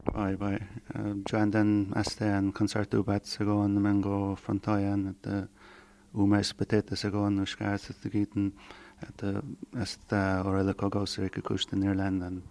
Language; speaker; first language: Basque; non-native, learner; Irish